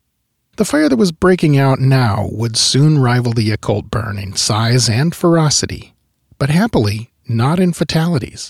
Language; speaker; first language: English; native; English